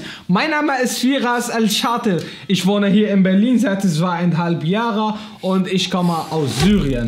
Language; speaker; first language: German; non-native, fluent; Arabic